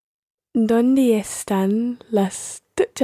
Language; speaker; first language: Spanish; non-native, learner; English